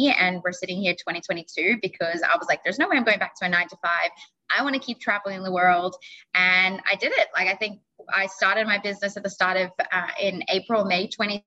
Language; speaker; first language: English; native; English